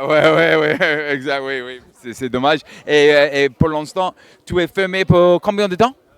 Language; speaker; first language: French; non-native, learner; English